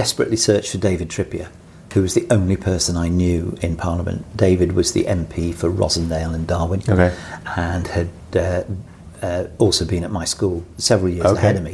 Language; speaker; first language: English; native; English